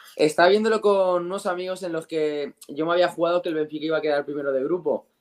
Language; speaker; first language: Spanish; native; Spanish